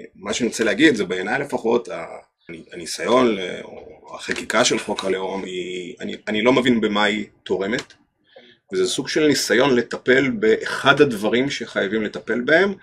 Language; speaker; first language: Hebrew; non-native, fluent; Russian